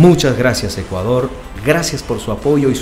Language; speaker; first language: Spanish; native; Spanish